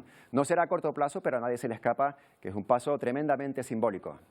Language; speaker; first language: Spanish; native; Spanish